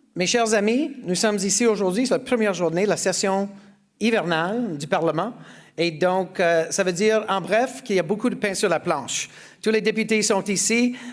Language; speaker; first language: French; non-native, local second language; English